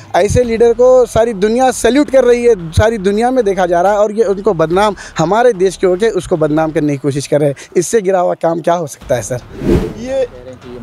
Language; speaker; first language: Hindi; non-native, local second language; Urdu